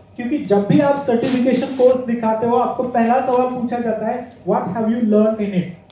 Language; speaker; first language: Hindi; non-native, local second language; Marathi